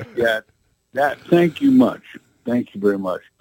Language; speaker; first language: English; native; English